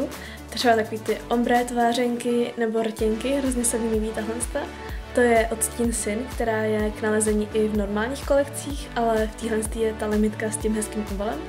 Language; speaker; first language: Czech; native; Czech